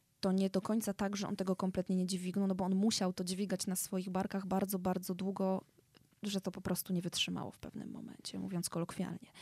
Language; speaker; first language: Polish; native; Polish